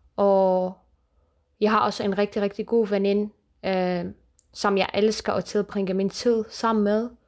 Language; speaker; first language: Danish; non-native, fluent; Kurdish